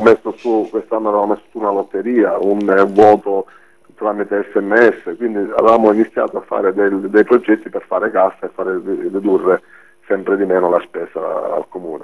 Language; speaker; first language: Italian; native; Italian